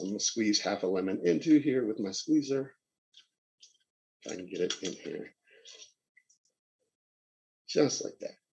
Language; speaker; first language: English; native; English